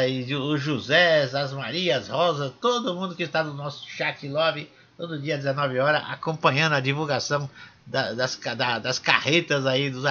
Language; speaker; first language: Portuguese; native; Portuguese